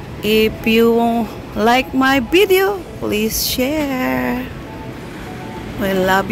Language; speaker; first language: English; non-native, local second language; Filipino